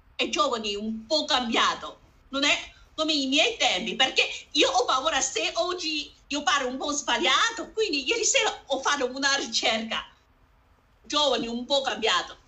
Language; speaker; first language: Italian; non-native, learner; Chinese